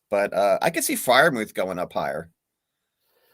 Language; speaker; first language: English; native; English